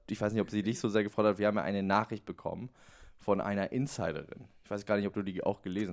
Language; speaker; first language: German; native; German